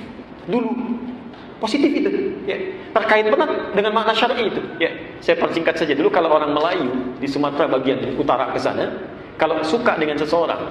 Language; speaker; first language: Indonesian; native; Indonesian